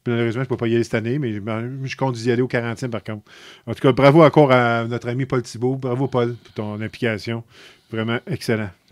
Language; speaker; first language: French; native; French